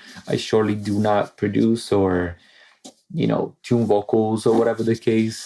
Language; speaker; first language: English; non-native, fluent; Italian